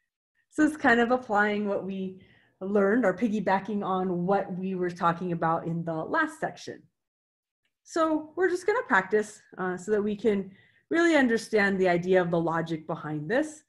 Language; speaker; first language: English; native; English